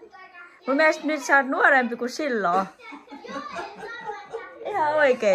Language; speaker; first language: Finnish; non-native, learner; Vietnamese